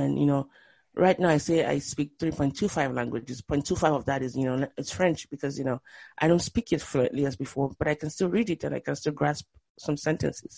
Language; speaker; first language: English; non-native, local second language; Yoruba